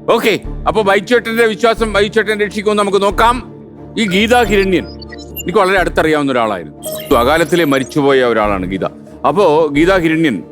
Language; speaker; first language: Malayalam; native; Malayalam